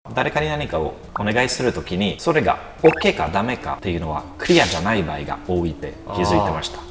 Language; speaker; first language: Japanese; non-native, fluent; French